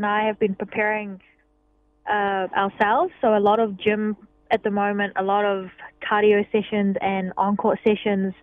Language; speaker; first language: English; non-native, local second language; Cantonese